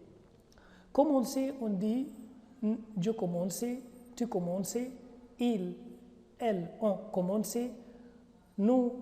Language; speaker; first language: French; non-native, fluent; Arabic